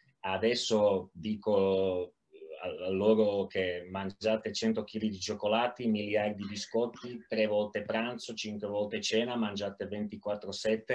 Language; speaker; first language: Italian; non-native, learner; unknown